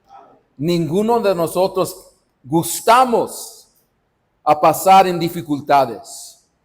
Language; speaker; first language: Spanish; non-native, fluent; English